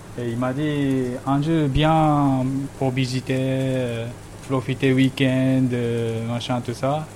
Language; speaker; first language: French; non-native, learner; Japanese